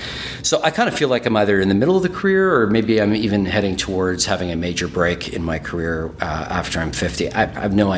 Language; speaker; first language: English; early bilingual, other home language; German